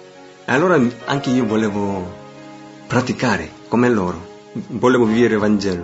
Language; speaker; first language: Italian; non-native, fluent; Korean